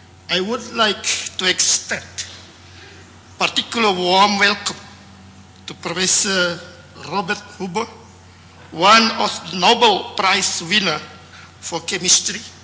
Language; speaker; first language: English; non-native, fluent; Indonesian